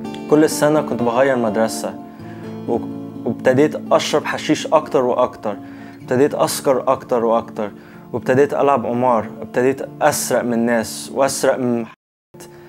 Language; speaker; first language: Arabic; early bilingual, heritage; Arabic